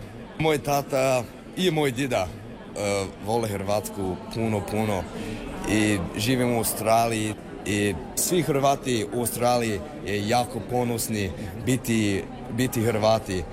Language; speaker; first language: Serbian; early bilingual, heritage; English